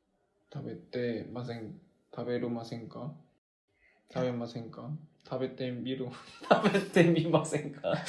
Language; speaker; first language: Japanese; non-native, learner; Korean